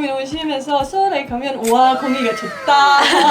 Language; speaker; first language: Korean; non-native, learner; Indonesian